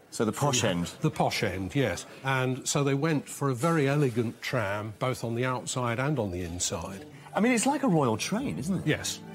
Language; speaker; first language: English; native; English